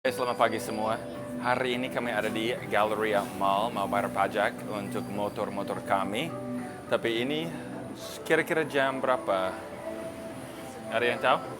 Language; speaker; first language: Indonesian; non-native, fluent; English